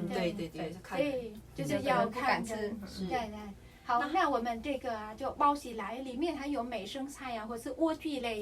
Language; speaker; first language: Chinese; non-native, fluent; Vietnamese